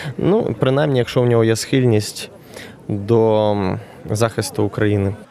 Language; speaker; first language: Ukrainian; non-native, local second language; Russian